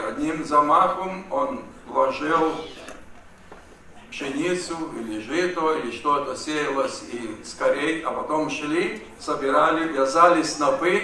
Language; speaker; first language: Russian; non-native, local second language; Ukrainian